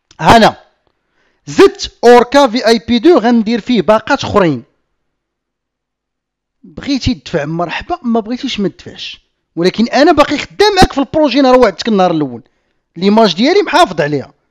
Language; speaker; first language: Arabic; native; Arabic